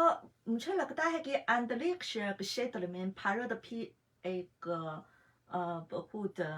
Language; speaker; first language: Hindi; non-native, fluent; Chinese